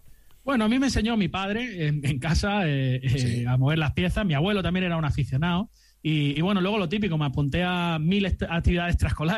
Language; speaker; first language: Spanish; native; Spanish